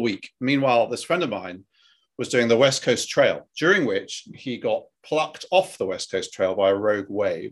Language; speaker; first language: English; native; English